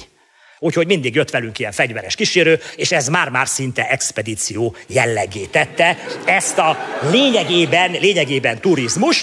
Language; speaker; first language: Hungarian; native; Hungarian